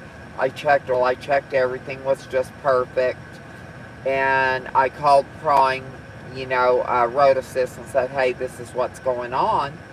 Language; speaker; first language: English; native; English